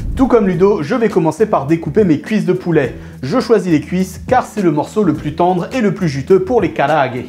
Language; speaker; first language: French; native; French